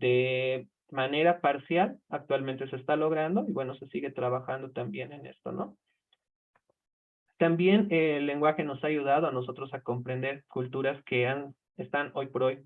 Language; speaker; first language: Spanish; native; Spanish